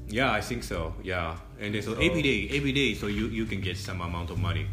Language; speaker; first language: English; non-native, fluent; Japanese